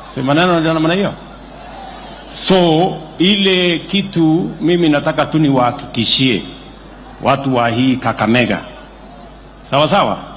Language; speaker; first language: Swahili; non-native, local second language; Kalenjin